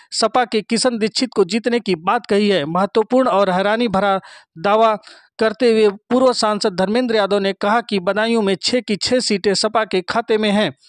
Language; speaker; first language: Hindi; native; Hindi